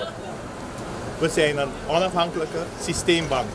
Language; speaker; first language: Dutch; native; Dutch